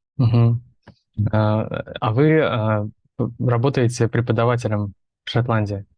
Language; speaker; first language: Russian; native; Russian